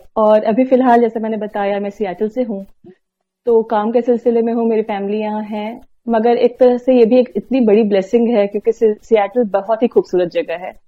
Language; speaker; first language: Hindi; native; Hindi